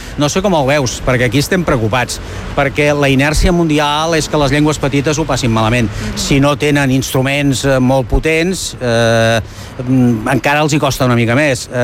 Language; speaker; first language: Catalan; native; Catalan